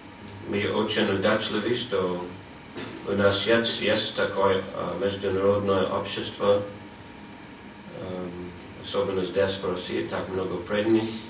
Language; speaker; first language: Russian; non-native, fluent; English